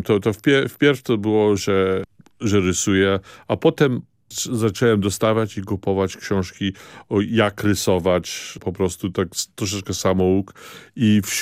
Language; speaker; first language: Polish; early bilingual, heritage; Polish